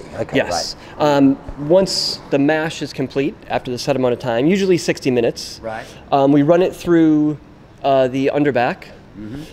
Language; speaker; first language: English; native; English